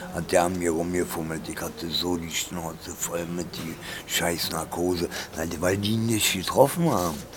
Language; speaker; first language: German; early bilingual, other home language; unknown